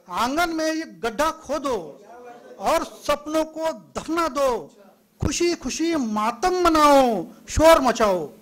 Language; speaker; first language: Hindi; non-native, local second language; Marathi